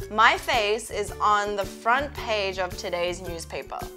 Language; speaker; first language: English; native; English